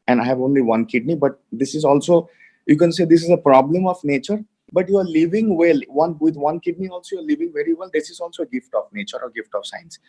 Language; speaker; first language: English; non-native, local second language; Hindi